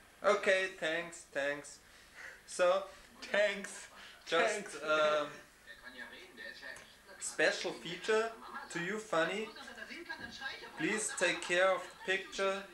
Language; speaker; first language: English; non-native, learner; German